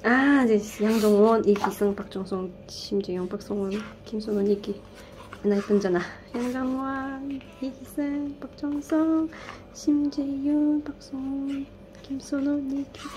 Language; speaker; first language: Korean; non-native, learner; Kazakh